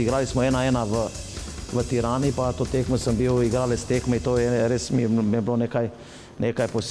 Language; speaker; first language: Slovenian; non-native, fluent; Albanian